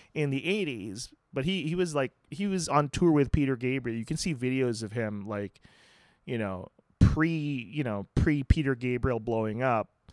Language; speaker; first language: English; non-native, local second language; Filipino